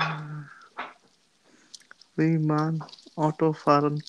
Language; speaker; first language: German; non-native, learner; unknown